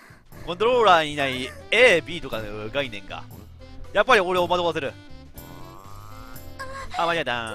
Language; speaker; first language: Japanese; native; Japanese